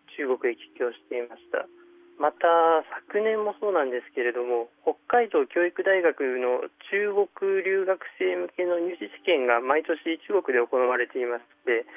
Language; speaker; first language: Japanese; early bilingual, other home language; Chinese